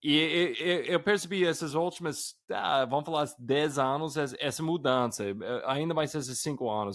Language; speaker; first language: Portuguese; non-native, fluent; English